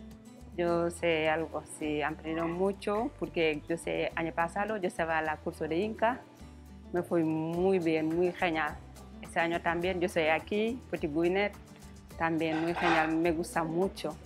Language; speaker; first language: Spanish; non-native, learner; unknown